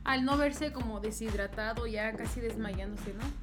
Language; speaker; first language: Spanish; native; Spanish